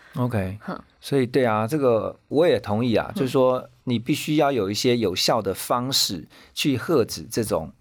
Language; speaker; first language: Chinese; native; Chinese